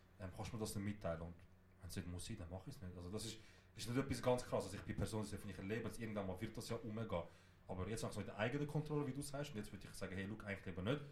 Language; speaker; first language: German; early bilingual, other home language; Kurdish